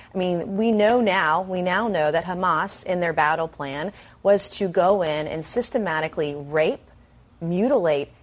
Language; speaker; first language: English; native; English